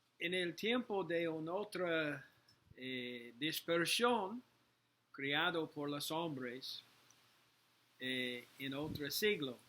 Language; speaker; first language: Spanish; non-native, learner; English